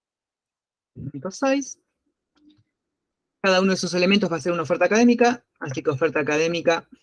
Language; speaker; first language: Spanish; native; Spanish